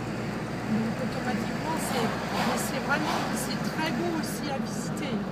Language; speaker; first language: French; native; French